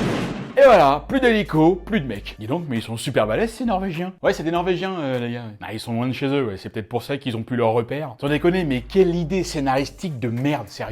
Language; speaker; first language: French; native; French